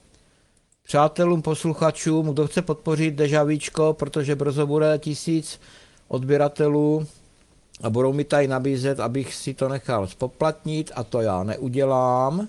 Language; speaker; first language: Czech; native; Czech